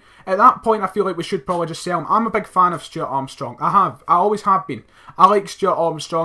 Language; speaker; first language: English; native; English